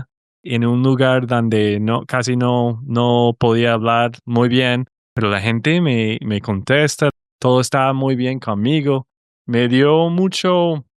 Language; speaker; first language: Spanish; non-native, fluent; English